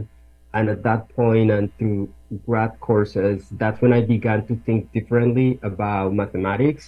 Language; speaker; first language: English; non-native, fluent; Spanish